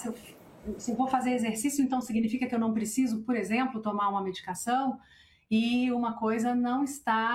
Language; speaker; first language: Portuguese; native; Portuguese